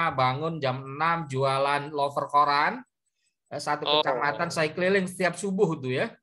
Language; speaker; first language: Indonesian; native; Indonesian